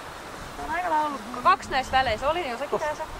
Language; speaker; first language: Finnish; native; Finnish